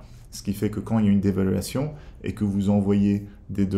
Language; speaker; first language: French; native; French